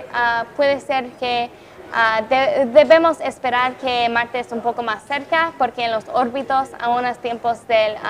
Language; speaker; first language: Spanish; non-native, fluent; English